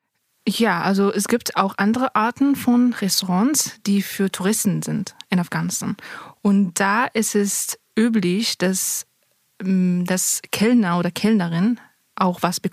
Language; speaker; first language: German; non-native, fluent; Persian